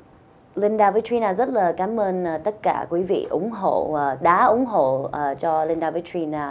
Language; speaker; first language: Vietnamese; early bilingual, heritage; Vietnamese